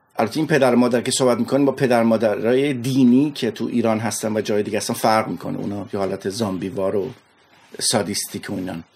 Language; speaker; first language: Persian; native; Persian